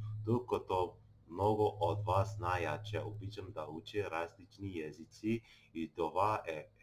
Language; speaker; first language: Bulgarian; non-native, learner; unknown